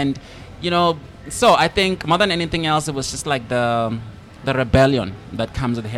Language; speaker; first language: English; non-native, local second language; Swati